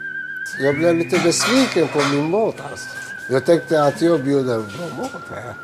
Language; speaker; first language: Swedish; non-native, learner; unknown